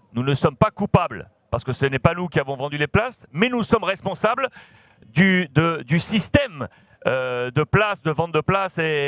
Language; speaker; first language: French; native; French